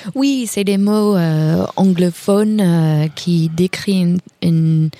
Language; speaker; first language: French; non-native, fluent; English